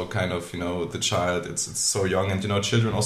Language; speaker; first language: English; non-native, fluent; German